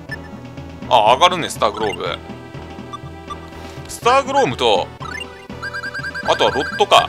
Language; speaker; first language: Japanese; native; Japanese